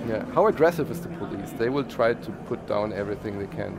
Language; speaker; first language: English; non-native, fluent; German